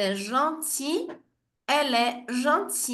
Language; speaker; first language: French; non-native, fluent; Portuguese